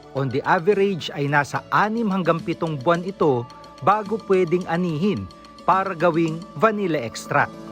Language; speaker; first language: Filipino; native; Filipino